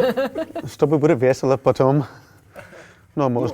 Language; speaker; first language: Russian; non-native, fluent; English